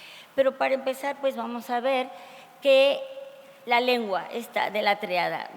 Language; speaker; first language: Spanish; native; Spanish